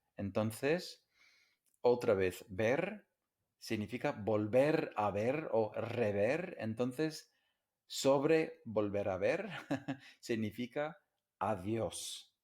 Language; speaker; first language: Spanish; non-native, fluent; English